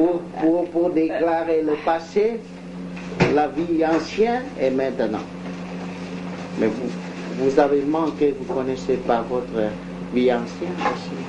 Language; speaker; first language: French; non-native, local second language; Vietnamese